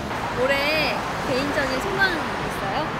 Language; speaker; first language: Korean; native; Korean